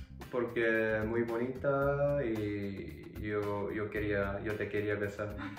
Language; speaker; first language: Spanish; non-native, learner; Korean